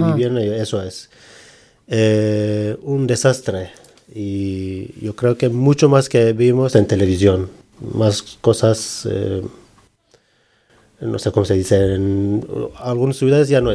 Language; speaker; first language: Spanish; non-native, learner; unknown